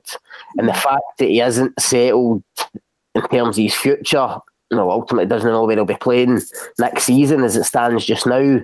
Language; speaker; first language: English; native; English